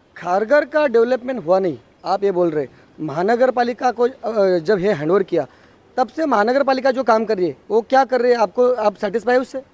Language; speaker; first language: Hindi; non-native, local second language; Marathi